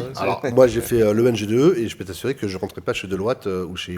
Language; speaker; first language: French; native; French